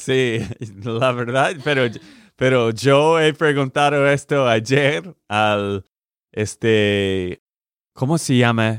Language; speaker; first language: Spanish; non-native, learner; English